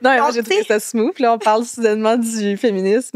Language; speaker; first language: French; native; French